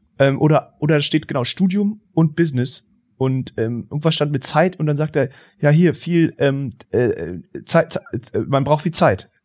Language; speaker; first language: German; native; German